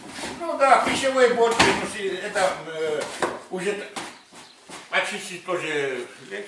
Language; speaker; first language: Russian; non-native, fluent; Georgian